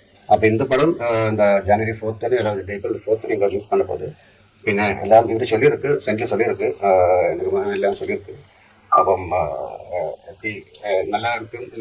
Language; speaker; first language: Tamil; non-native, learner; Malayalam